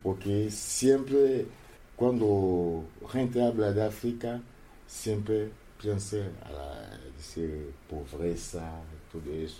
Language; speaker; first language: Spanish; non-native, learner; Lingala